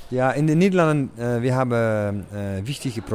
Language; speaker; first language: German; non-native, learner; Dutch